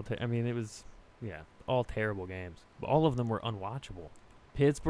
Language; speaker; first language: English; native; English